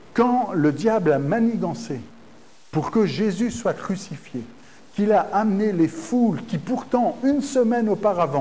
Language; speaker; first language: French; native; French